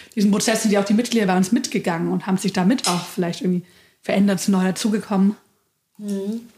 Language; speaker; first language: German; native; German